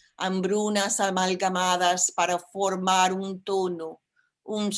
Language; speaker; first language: Spanish; early bilingual, heritage; Spanish